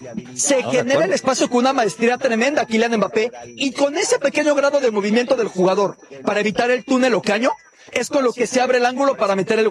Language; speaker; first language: Spanish; native; Spanish